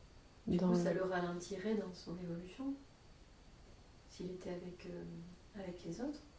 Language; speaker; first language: French; native; French